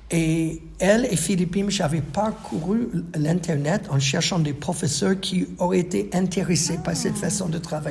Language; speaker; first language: French; non-native, fluent; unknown